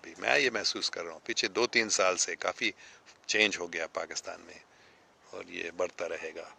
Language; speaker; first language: Hindi; non-native, fluent; English